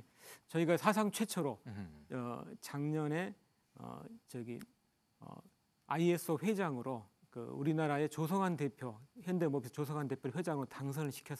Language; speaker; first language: Korean; native; Korean